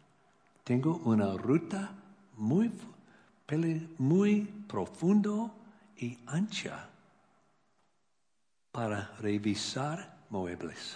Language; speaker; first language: Spanish; non-native, learner; English